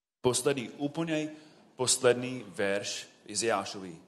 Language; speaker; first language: Czech; non-native, fluent; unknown